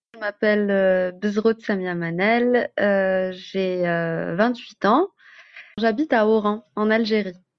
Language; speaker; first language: French; non-native, local second language; Arabic